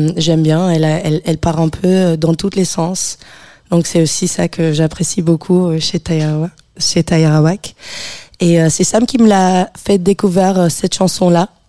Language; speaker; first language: French; early bilingual, other home language; Portuguese